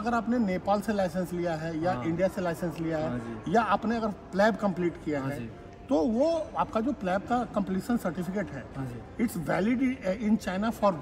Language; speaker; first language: Hindi; native; Hindi